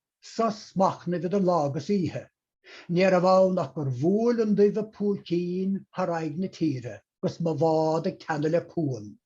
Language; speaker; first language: Irish; native; Irish